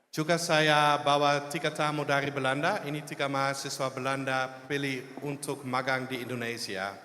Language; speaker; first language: Indonesian; non-native, fluent; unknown